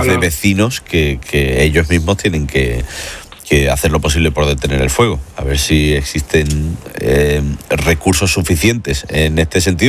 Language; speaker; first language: Spanish; native; Spanish